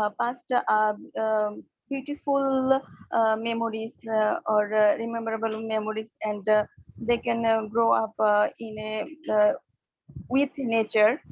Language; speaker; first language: English; non-native, learner; Bangla